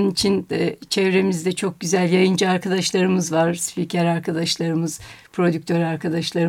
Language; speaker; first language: Turkish; native; Turkish